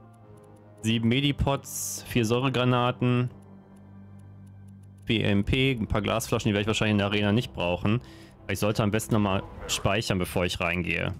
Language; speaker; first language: German; native; German